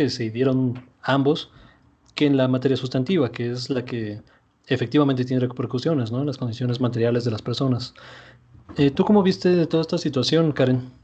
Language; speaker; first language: Spanish; native; Spanish